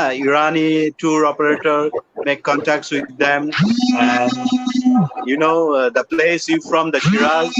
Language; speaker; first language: English; non-native, local second language; Bangla